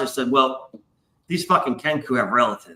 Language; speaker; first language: English; native; English